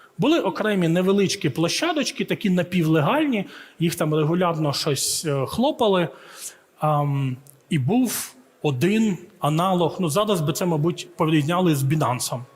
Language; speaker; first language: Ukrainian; early bilingual, heritage; Ukrainian